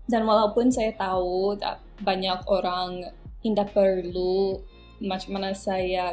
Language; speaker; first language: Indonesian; non-native, local second language; English